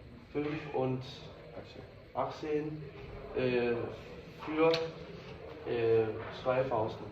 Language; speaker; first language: German; non-native, learner; Danish